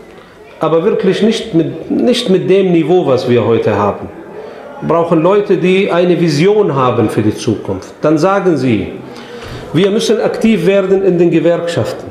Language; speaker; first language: German; non-native, fluent; Arabic